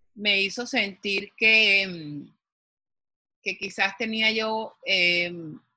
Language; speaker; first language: Spanish; native; Spanish